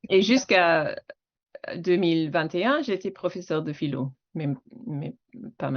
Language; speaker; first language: French; non-native, fluent; English